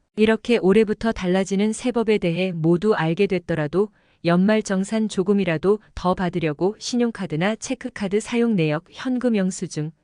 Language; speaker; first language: Korean; native; Korean